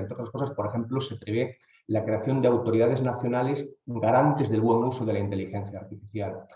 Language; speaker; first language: Spanish; native; Spanish